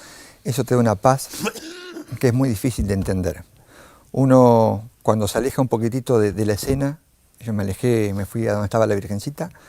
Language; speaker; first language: Spanish; native; Spanish